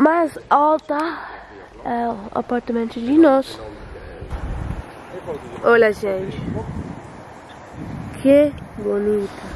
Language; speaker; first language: Portuguese; non-native, learner; Dutch